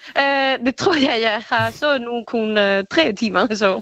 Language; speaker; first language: Danish; non-native, learner; Spanish